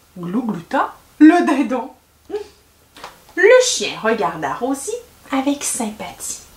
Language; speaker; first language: French; native; French